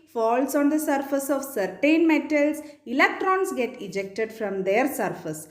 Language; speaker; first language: English; non-native, local second language; Malayalam